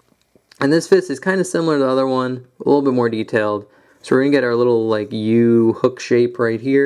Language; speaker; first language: English; native; English